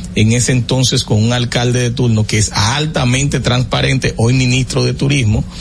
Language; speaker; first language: Spanish; native; Spanish